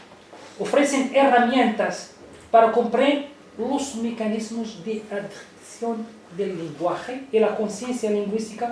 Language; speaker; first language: Spanish; non-native, fluent; Arabic